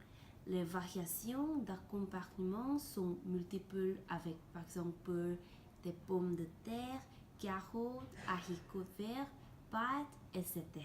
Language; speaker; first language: French; non-native, learner; Korean